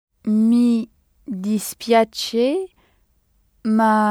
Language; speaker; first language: Italian; non-native, learner; French